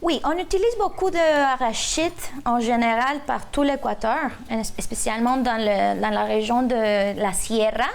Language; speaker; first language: French; non-native, fluent; Spanish